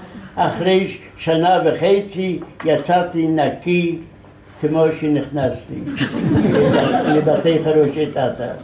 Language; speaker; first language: Hebrew; non-native, fluent; Yiddish